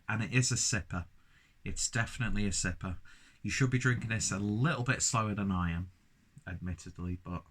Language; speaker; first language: English; native; English